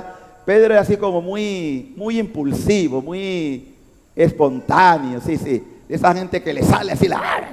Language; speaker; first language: Spanish; native; Spanish